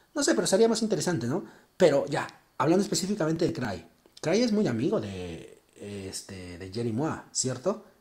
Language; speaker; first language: Spanish; native; Spanish